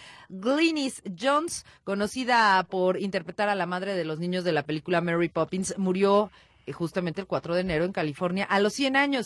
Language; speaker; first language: Spanish; native; Spanish